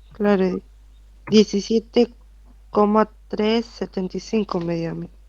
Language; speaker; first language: Spanish; native; Spanish